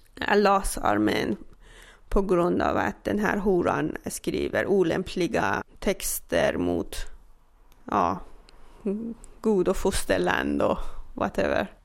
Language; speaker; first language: Swedish; non-native, fluent; Persian